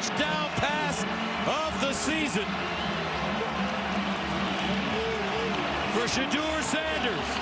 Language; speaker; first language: English; native; English